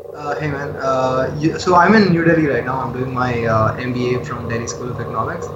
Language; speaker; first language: English; non-native, local second language; Telugu